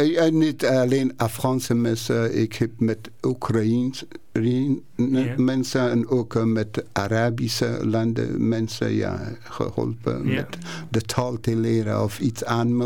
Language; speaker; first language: Dutch; non-native, learner; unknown